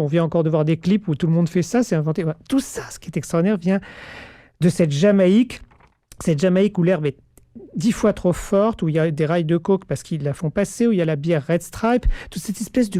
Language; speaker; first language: French; native; French